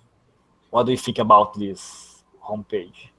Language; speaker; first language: English; non-native, learner; Portuguese